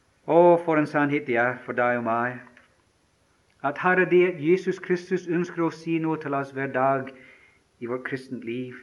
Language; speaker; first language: Norwegian; non-native, fluent; English